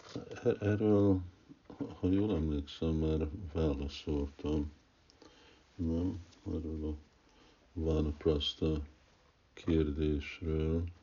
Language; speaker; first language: Hungarian; early bilingual, heritage; Hungarian